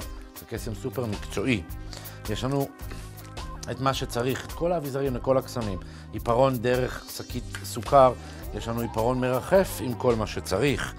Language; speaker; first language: Hebrew; native; Hebrew